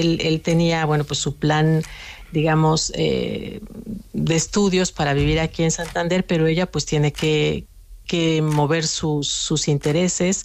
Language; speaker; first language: Spanish; native; Spanish